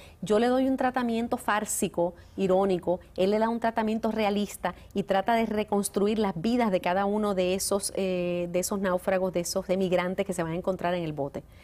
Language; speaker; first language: Spanish; native; Spanish